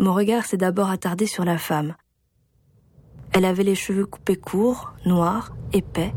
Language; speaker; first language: French; native; French